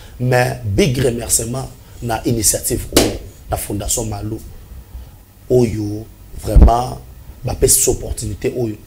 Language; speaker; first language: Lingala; non-native, local second language; Swahili